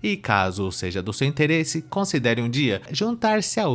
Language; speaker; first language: Portuguese; native; Portuguese